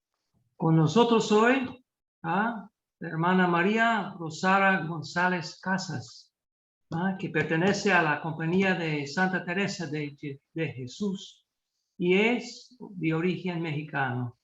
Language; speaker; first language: Spanish; non-native, fluent; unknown